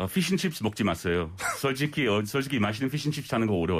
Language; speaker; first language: Korean; non-native, learner; English